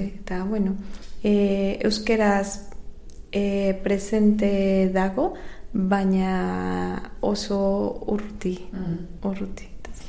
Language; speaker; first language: Basque; non-native, learner; Spanish